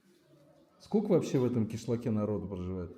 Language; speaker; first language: Russian; native; Russian